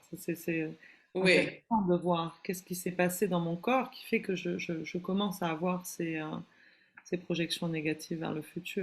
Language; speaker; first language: French; native; French